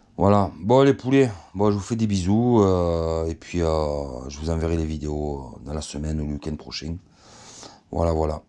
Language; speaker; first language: French; native; French